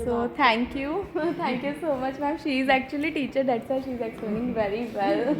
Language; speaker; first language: English; non-native, local second language; Hindi